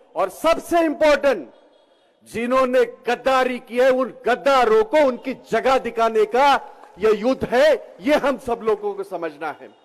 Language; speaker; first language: Hindi; non-native, local second language; Marathi